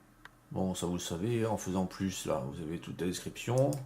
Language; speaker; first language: French; native; French